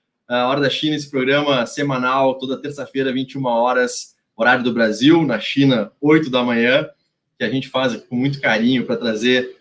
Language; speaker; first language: Portuguese; native; Portuguese